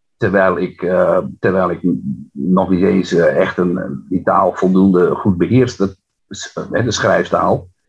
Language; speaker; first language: Dutch; non-native, local second language; Western Frisian